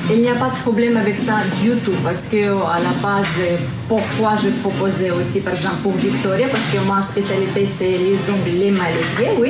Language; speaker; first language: French; non-native, learner; Russian